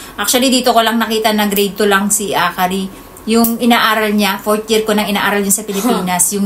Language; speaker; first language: Filipino; native; Filipino